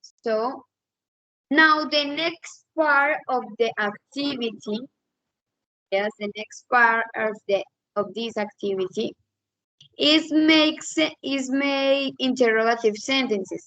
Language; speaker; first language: English; non-native, fluent; Spanish